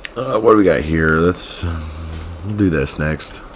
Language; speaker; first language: English; native; English